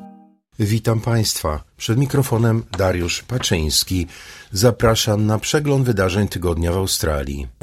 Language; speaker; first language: Polish; native; Polish